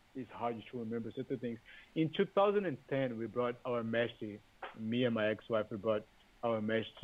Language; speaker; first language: English; non-native, fluent; Portuguese